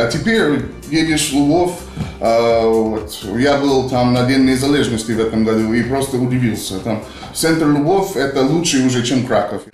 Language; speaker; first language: Russian; non-native, fluent; English